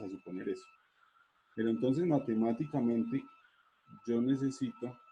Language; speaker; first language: Spanish; native; Spanish